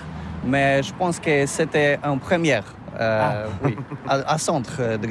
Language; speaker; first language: French; non-native, learner; Polish